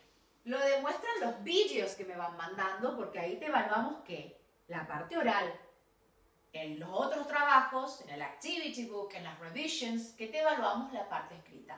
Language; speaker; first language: Spanish; native; Spanish